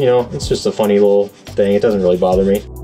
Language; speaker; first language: English; native; English